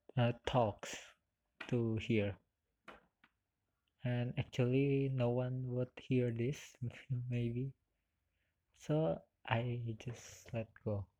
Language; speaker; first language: English; non-native, learner; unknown